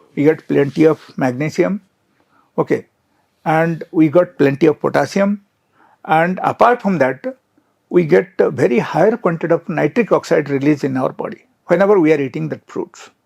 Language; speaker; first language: English; non-native, local second language; Telugu